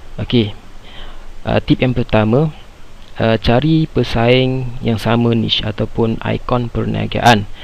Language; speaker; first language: Malay; native; Malay